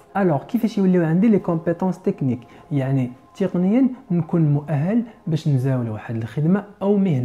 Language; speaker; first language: Arabic; native; Arabic